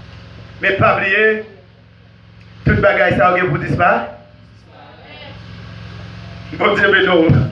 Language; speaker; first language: French; non-native, local second language; Haitian Creole